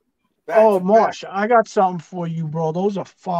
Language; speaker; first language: English; native; English